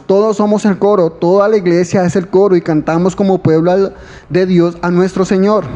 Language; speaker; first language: Spanish; native; Spanish